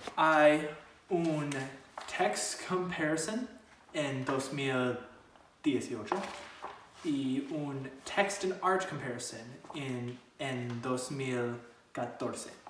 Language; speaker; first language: Spanish; non-native, learner; English